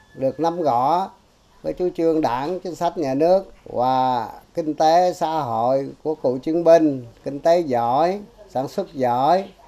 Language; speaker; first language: Vietnamese; non-native, local second language; Eastern Cham